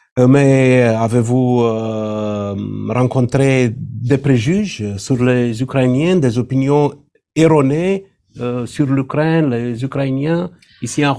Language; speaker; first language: French; non-native, fluent; Romanian